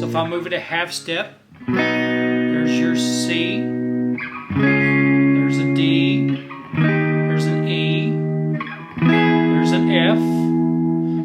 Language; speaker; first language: English; native; English